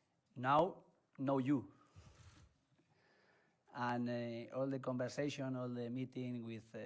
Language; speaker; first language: English; non-native, learner; Spanish